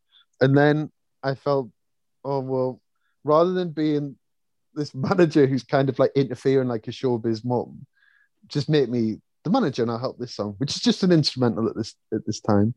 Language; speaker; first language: English; native; English